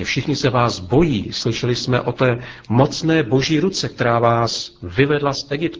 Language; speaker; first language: Czech; native; Czech